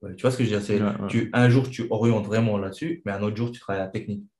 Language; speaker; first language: French; non-native, fluent; Chechen